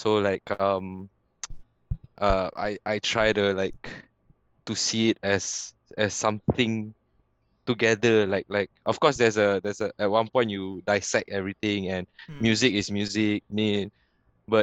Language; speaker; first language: English; non-native, local second language; Malay